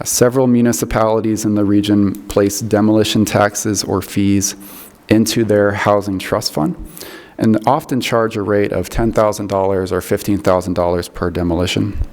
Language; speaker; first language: English; native; English